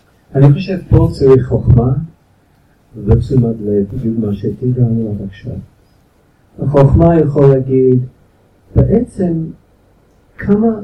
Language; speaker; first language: Hebrew; non-native, fluent; English